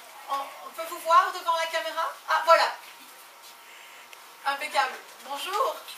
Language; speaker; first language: French; native; French